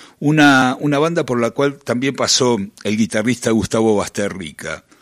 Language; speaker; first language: Spanish; native; Spanish